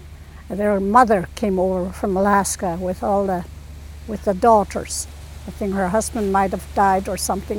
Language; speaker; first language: English; native; English